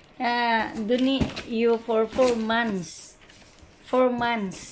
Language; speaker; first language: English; non-native, learner; Filipino